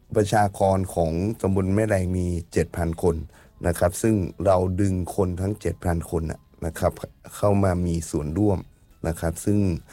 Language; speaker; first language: Thai; native; Thai